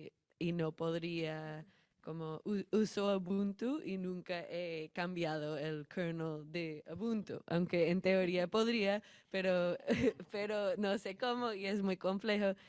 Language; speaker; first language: Spanish; non-native, fluent; English